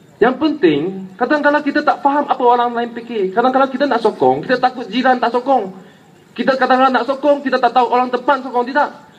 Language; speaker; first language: Malay; non-native, local second language; Chinese